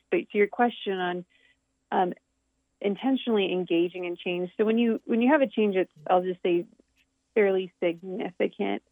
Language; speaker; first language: English; native; English